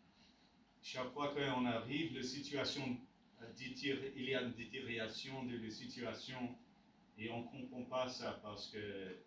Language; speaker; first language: French; non-native, learner; English